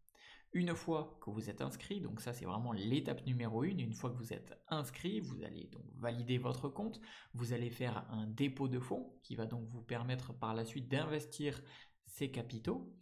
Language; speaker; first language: French; native; French